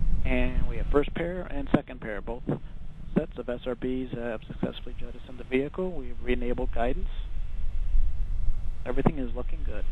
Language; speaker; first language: English; native; English